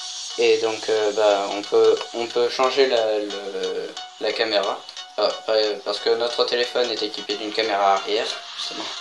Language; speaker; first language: French; native; French